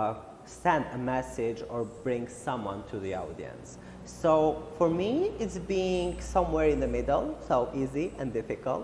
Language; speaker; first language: English; non-native, fluent; Albanian